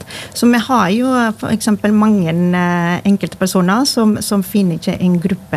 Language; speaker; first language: Norwegian; non-native, fluent; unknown